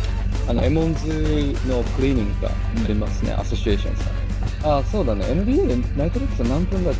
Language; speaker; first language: Japanese; native; Japanese